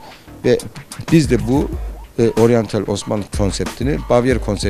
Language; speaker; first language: Turkish; early bilingual, heritage; Turkish